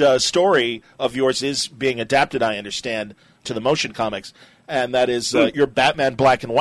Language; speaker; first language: English; native; English